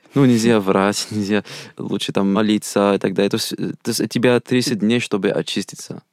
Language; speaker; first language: Russian; non-native, fluent; Arabic